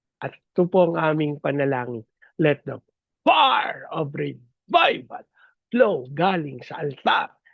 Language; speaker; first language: Filipino; native; Filipino